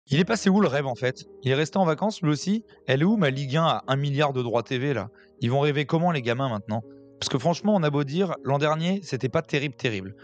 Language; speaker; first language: French; native; French